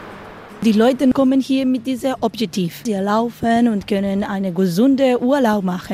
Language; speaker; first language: German; non-native, fluent; Spanish